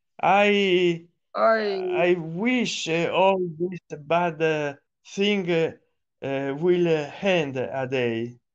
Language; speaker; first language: English; non-native, learner; Italian